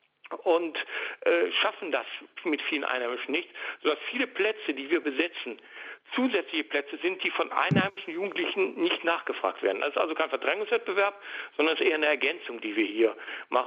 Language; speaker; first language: German; native; German